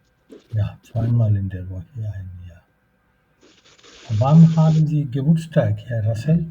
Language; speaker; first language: German; non-native, fluent; Bangla